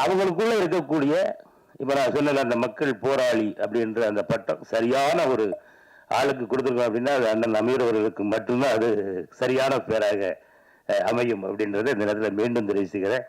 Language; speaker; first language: Tamil; native; Tamil